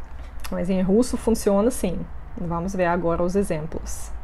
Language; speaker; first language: Portuguese; non-native, fluent; Russian